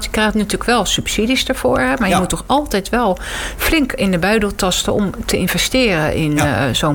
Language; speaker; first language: Dutch; native; Dutch